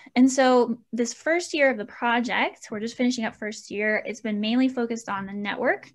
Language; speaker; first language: English; native; English